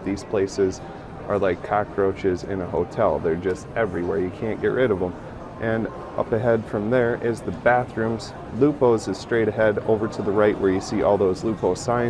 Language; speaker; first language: English; native; English